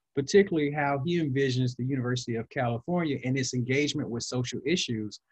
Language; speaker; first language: English; native; English